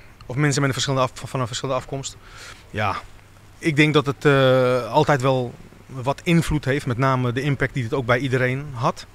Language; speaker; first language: Dutch; native; Dutch